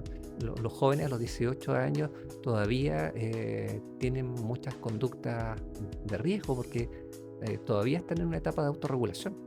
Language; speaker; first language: Spanish; native; Spanish